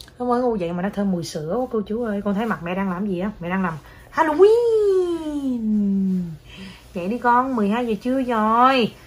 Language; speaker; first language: Vietnamese; native; Vietnamese